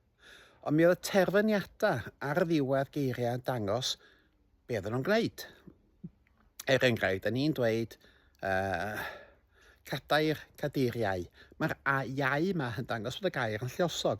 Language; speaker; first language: Welsh; native; Welsh